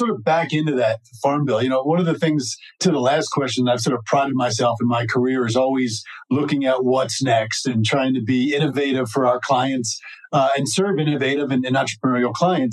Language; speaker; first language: English; native; English